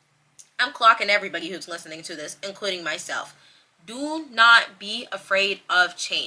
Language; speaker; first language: English; native; English